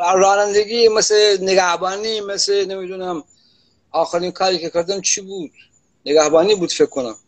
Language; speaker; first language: Persian; non-native, local second language; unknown